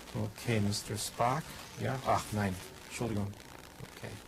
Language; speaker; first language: German; non-native, fluent; English